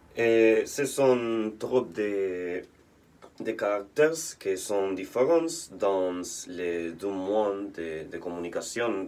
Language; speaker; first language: French; non-native, learner; Spanish